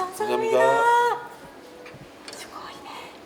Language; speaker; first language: Korean; non-native, learner; Japanese